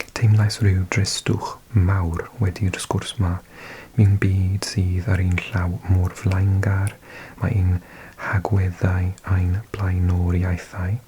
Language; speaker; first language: Welsh; non-native, learner; English